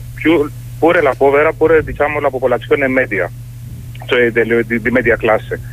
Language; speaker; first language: Italian; non-native, fluent; Greek